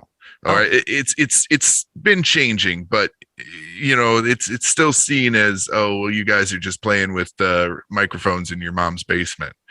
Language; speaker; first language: English; native; English